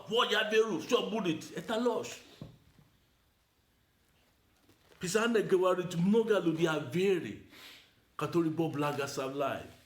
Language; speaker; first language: Russian; non-native, learner; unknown